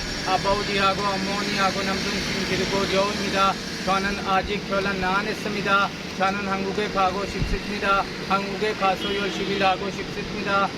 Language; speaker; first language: Korean; non-native, learner; Punjabi